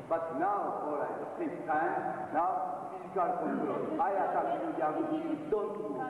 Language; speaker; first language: English; non-native, learner; Japanese